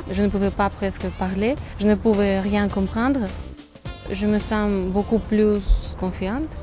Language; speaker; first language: French; non-native, learner; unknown